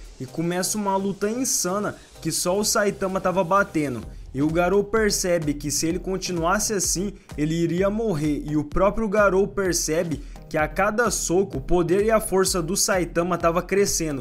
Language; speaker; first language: Portuguese; native; Portuguese